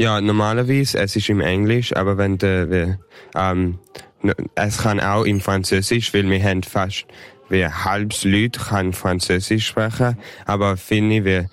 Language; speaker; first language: German; early bilingual, heritage; English